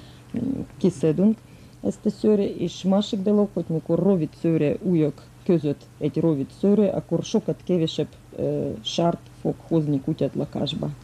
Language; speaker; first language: Hungarian; non-native, fluent; Russian